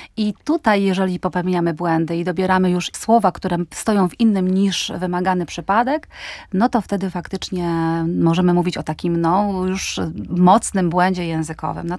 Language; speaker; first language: Polish; native; Polish